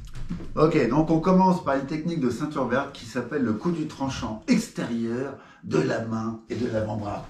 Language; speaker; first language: French; native; French